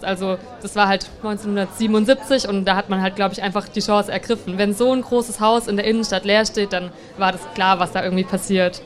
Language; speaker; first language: German; native; German